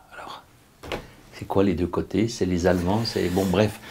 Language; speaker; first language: French; native; French